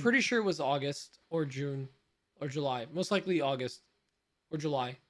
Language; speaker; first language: English; native; English